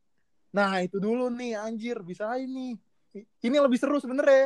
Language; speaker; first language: Indonesian; native; Indonesian